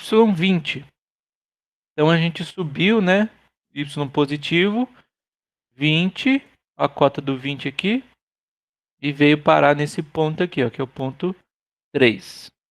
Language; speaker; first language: Portuguese; native; Portuguese